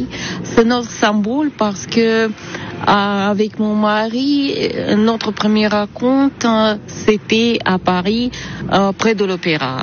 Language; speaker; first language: French; non-native, fluent; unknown